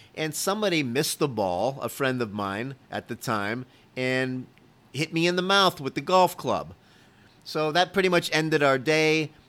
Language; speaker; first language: English; native; English